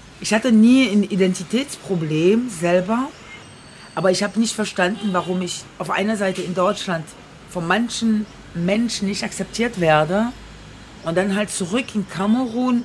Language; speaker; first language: German; early bilingual, other home language; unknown